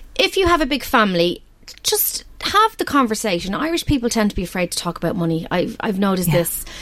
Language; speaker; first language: English; native; English